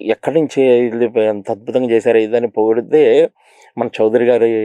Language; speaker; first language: Telugu; native; Telugu